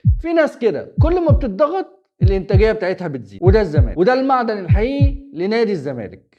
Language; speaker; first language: Arabic; native; Arabic